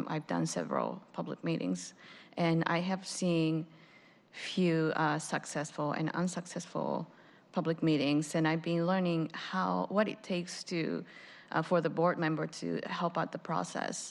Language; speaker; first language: English; non-native, fluent; Japanese